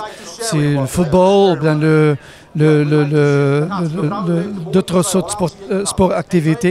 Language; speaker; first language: French; non-native, fluent; Dutch